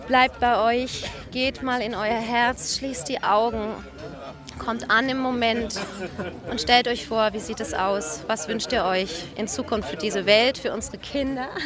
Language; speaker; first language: German; native; German